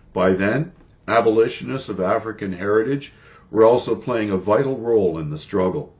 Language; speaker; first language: English; native; English